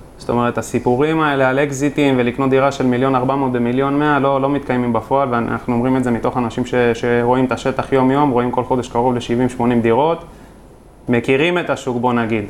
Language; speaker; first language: Hebrew; native; Hebrew